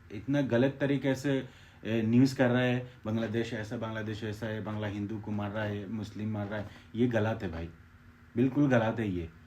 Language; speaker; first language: Hindi; non-native, fluent; Bangla